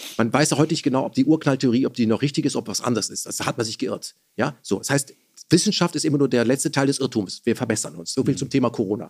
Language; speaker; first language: German; early bilingual, other home language; Persian